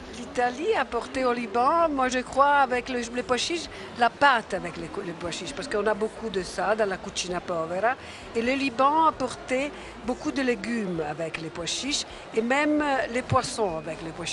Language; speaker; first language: French; non-native, fluent; Italian